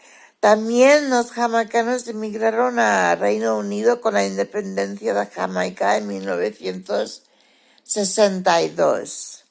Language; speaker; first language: Spanish; early bilingual, heritage; Spanish